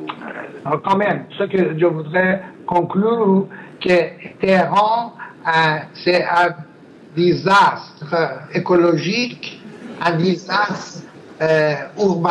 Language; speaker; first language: French; non-native, learner; Persian